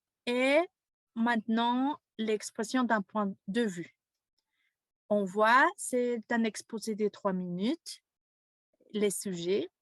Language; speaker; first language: French; non-native, fluent; Spanish